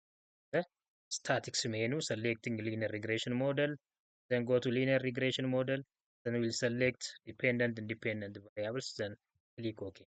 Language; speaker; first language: English; non-native, local second language; Oromo